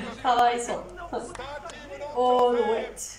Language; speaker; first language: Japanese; non-native, learner; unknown